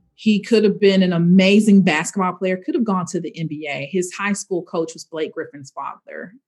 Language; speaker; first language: English; native; English